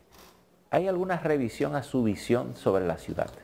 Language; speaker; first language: Spanish; native; Spanish